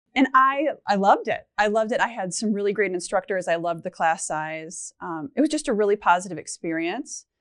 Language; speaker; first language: English; native; English